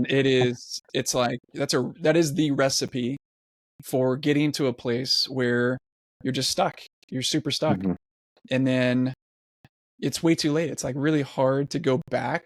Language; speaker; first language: English; native; English